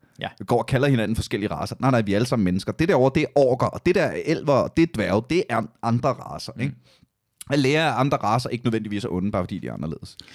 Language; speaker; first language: Danish; native; Danish